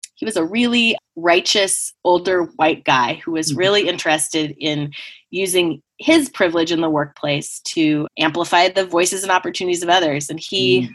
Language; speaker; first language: English; native; English